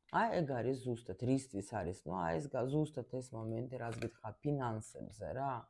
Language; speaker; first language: Georgian; early bilingual, heritage; Georgian